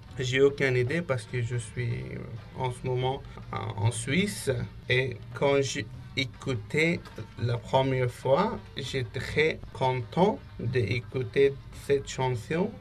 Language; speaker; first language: French; non-native, learner; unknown